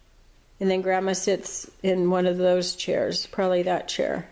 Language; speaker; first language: English; native; English